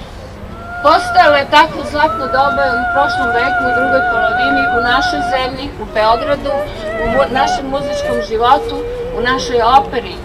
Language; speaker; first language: Serbian; native; Serbian